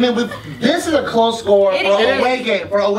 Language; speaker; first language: English; native; English